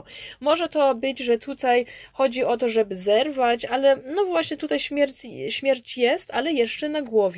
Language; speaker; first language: Polish; early bilingual, heritage; Polish